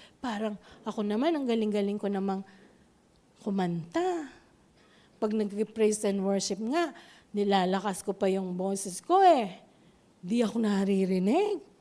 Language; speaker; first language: Filipino; non-native, local second language; Pampanga